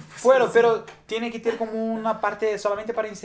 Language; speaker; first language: Spanish; non-native, learner; Portuguese